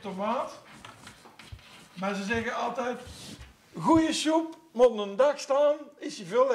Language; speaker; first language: Dutch; native; Dutch